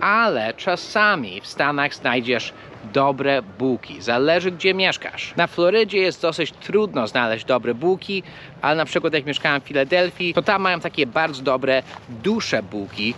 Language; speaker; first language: Polish; non-native, fluent; English